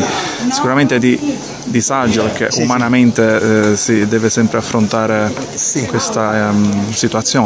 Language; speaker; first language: Italian; native; Italian